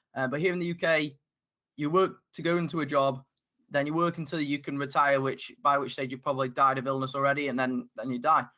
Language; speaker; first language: English; native; English